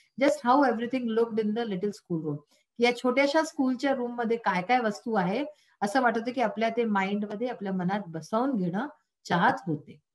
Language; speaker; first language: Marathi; non-native, local second language; Hindi